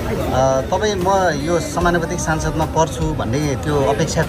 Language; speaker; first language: Nepali; native; Nepali